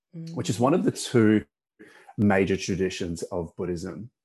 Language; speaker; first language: English; native; English